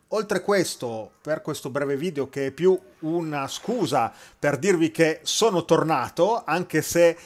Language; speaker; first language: Italian; native; Italian